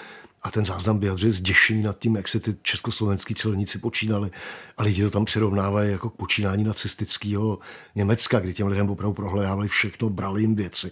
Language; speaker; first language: Czech; native; Czech